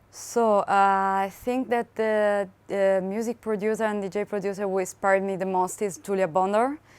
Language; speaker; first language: English; non-native, fluent; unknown